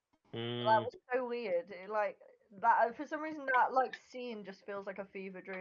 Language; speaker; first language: English; native; English